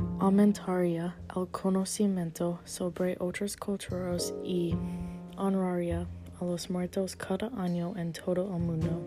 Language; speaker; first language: Spanish; non-native, learner; English